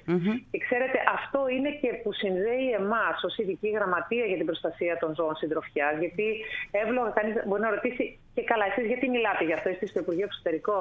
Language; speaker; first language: Greek; native; Greek